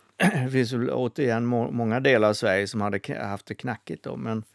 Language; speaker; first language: Swedish; native; Swedish